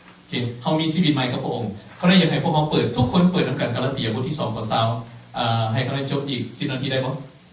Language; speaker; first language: Thai; non-native, local second language; Lao